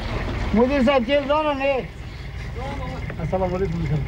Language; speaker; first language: French; non-native, fluent; Persian